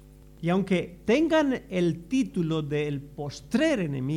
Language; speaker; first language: Spanish; native; Spanish